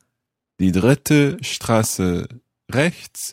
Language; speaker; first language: German; non-native, learner; English